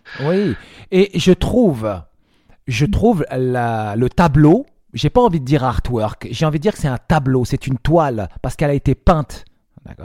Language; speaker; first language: French; native; French